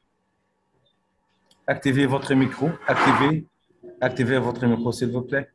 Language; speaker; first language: French; non-native, fluent; Arabic